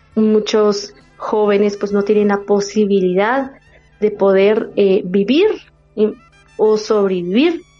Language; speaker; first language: Spanish; non-native, local second language; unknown